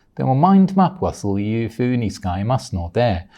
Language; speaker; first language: Japanese; non-native, fluent; English